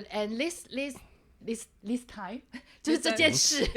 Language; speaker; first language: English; non-native, learner; Chinese